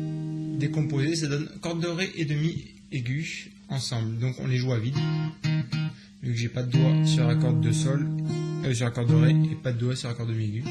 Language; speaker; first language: French; native; French